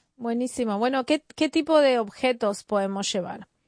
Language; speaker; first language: Spanish; native; Spanish